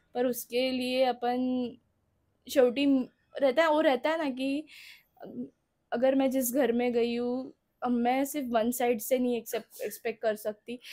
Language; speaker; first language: Hindi; non-native, local second language; Marathi